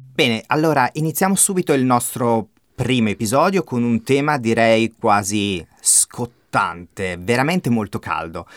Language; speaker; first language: Italian; native; Italian